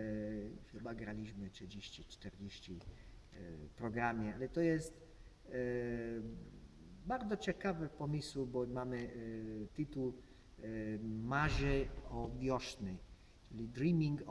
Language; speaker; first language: Polish; non-native, learner; Italian